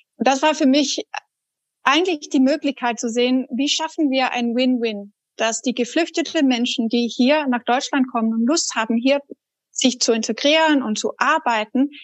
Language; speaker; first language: German; non-native, fluent; Danish